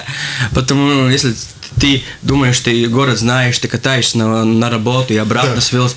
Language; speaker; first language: Russian; non-native, local second language; Latvian